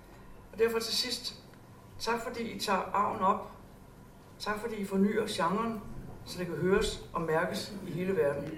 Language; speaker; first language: Danish; native; Danish